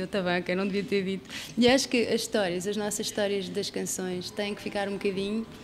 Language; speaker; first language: Portuguese; native; Portuguese